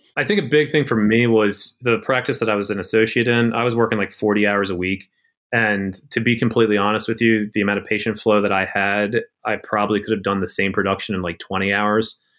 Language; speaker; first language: English; native; English